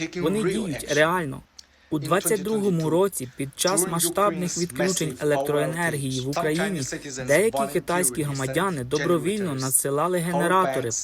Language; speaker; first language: Ukrainian; non-native, fluent; Chinese